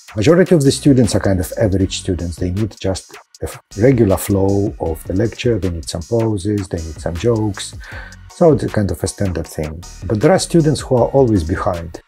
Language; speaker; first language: English; non-native, fluent; Russian